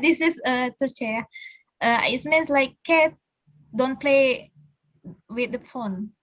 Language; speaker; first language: English; non-native, fluent; Indonesian